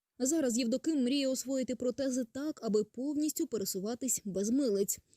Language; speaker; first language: Ukrainian; native; Ukrainian